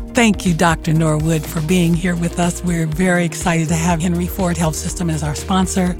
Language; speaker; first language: English; native; English